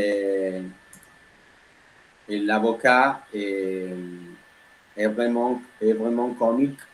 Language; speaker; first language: French; non-native, learner; Spanish